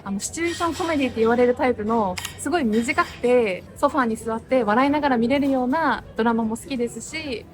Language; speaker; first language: Japanese; native; Japanese